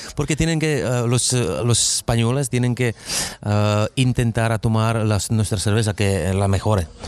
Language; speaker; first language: Spanish; non-native, fluent; Czech